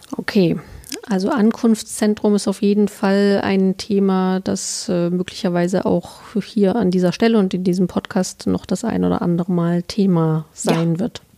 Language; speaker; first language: German; native; German